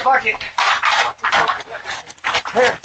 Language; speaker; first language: English; native; English